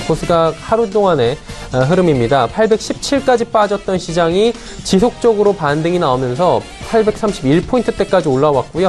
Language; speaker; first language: Korean; native; Korean